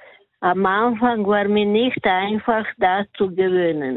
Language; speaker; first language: German; non-native, learner; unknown